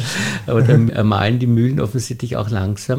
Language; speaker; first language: German; native; German